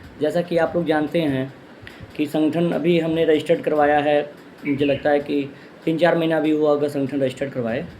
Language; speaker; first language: Hindi; native; Hindi